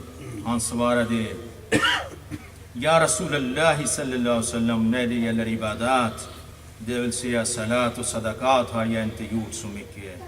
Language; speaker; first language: Swedish; non-native, fluent; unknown